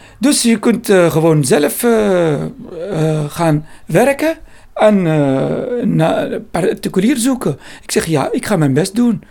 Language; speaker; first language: Dutch; non-native, learner; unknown